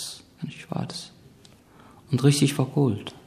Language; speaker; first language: German; non-native, fluent; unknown